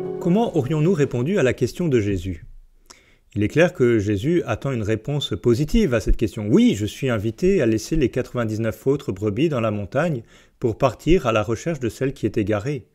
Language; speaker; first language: French; native; French